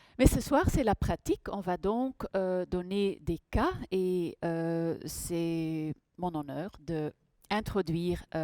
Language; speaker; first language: French; non-native, local second language; Dutch